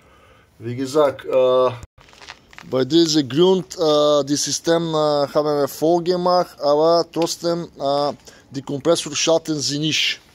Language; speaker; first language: German; non-native, fluent; Bulgarian